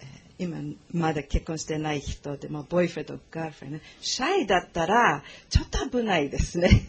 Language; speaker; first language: Japanese; non-native, learner; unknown